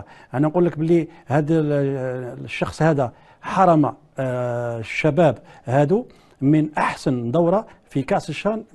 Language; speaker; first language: Arabic; native; Arabic